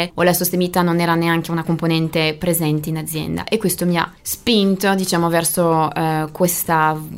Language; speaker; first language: Italian; non-native, fluent; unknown